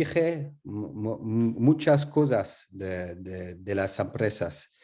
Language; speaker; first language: Spanish; non-native, learner; French